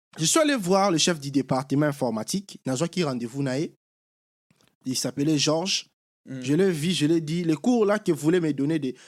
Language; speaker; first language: French; non-native, local second language; Lingala